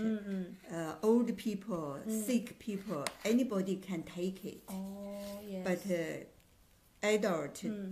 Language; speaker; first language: English; non-native, learner; Chinese